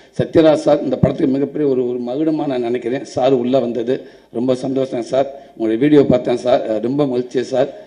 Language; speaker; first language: Tamil; native; Tamil